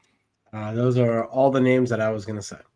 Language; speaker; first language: English; native; English